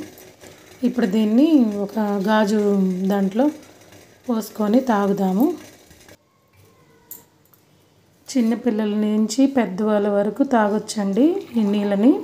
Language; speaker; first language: Telugu; native; Telugu